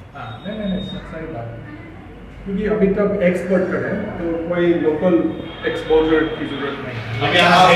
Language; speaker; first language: Hindi; non-native, learner; English